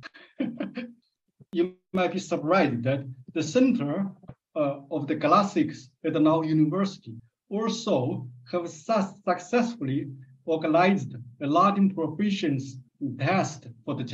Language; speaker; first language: English; non-native, fluent; Chinese